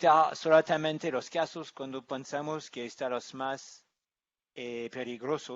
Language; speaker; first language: Spanish; non-native, learner; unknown